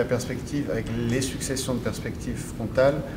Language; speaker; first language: French; native; French